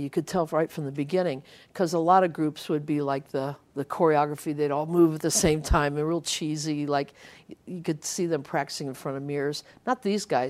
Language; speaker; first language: English; native; English